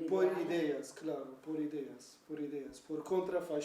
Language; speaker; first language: Spanish; non-native, learner; Kurdish